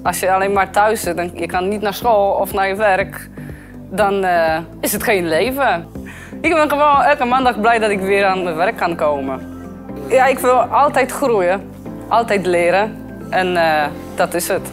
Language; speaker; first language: Dutch; non-native, fluent; Polish